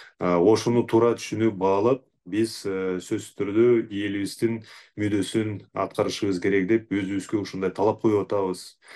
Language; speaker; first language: Kyrgyz; native; Kyrgyz